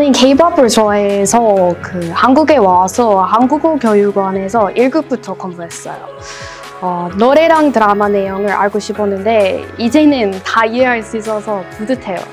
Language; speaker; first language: Korean; non-native, fluent; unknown